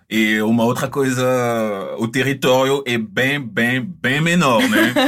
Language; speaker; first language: Portuguese; non-native, fluent; French